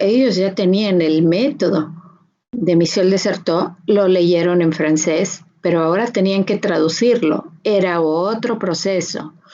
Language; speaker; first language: Spanish; native; Spanish